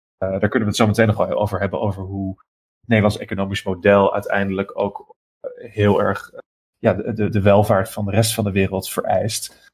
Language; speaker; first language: Dutch; native; Dutch